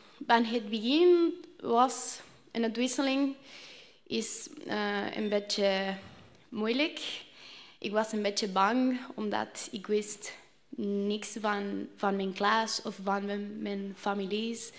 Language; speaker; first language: Dutch; non-native, learner; Spanish